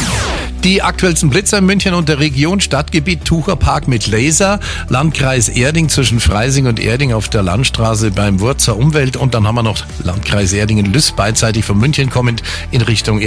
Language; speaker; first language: German; native; German